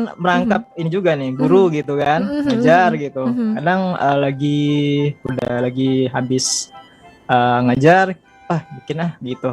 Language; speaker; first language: Indonesian; native; Indonesian